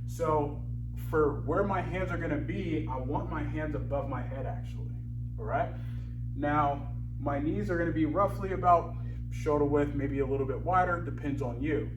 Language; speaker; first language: English; native; English